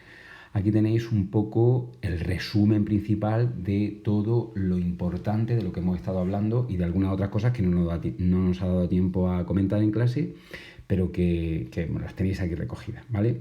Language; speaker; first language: Spanish; native; Spanish